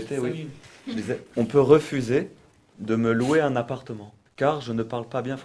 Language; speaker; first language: French; native; French